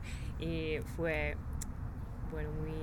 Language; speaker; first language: Spanish; non-native, learner; English